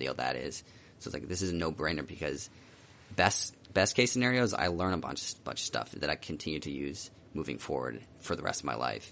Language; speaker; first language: English; native; English